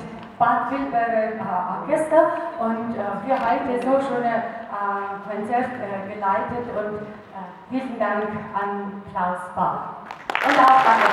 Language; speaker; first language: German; non-native, learner; Mongolian